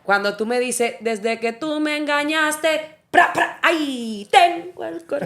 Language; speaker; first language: Spanish; early bilingual, heritage; Spanish